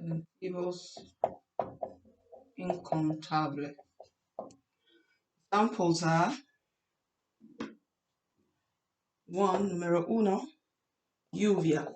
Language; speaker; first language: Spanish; non-native, learner; English